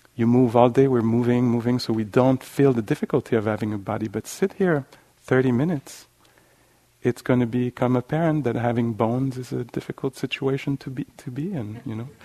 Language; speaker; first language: English; non-native, fluent; French